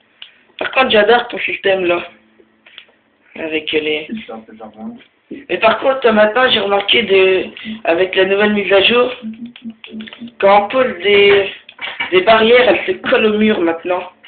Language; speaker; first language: French; native; French